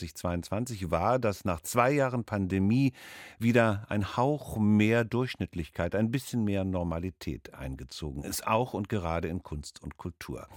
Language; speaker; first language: German; native; German